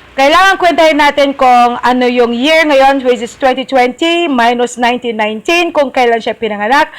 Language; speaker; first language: Filipino; non-native, local second language; Iloko